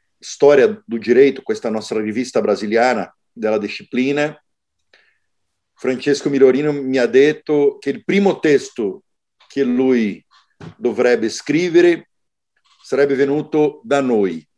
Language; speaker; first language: Italian; non-native, fluent; Portuguese